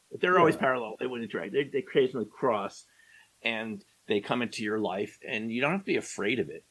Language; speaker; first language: English; native; English